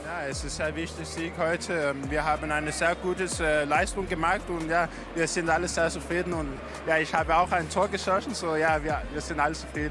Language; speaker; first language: German; non-native, learner; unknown